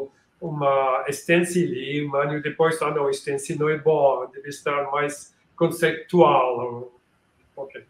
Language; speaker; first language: Portuguese; non-native, learner; French